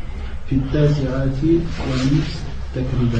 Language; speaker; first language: Arabic; non-native, learner; French